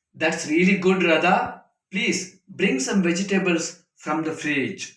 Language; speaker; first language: English; non-native, local second language; Kannada